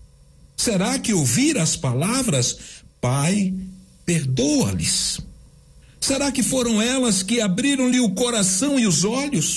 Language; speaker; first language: Portuguese; native; Portuguese